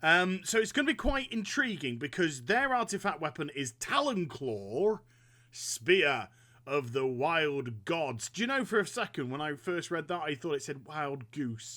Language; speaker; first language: English; native; English